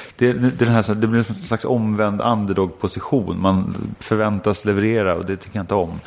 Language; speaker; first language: Swedish; native; Swedish